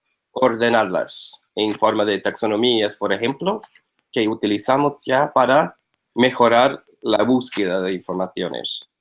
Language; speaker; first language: Spanish; non-native, fluent; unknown